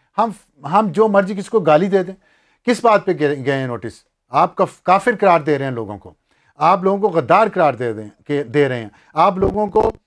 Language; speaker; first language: Urdu; non-native, local second language; Punjabi